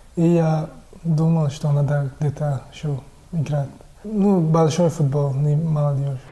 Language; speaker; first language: Russian; non-native, local second language; Tajik